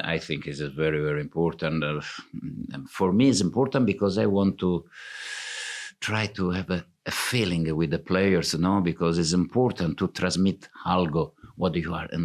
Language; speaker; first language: English; non-native, fluent; Italian